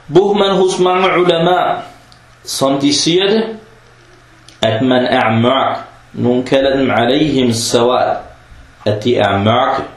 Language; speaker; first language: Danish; early bilingual, other home language; Arabic